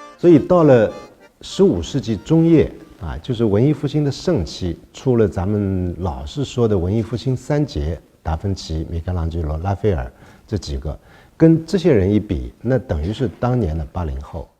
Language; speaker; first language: Chinese; native; Chinese